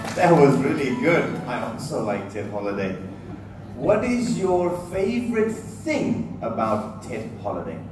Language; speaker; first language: English; non-native, fluent; Vietnamese